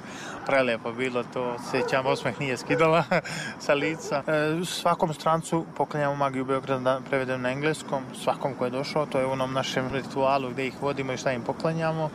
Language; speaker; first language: Serbian; native; Serbian